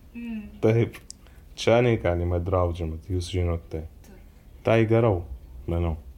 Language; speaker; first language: Lithuanian; non-native, learner; Arabic